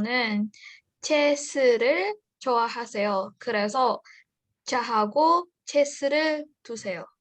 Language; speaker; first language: Korean; non-native, learner; Indonesian